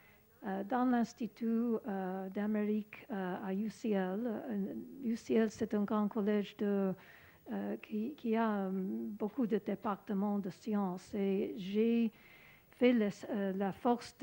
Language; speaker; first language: French; non-native, learner; English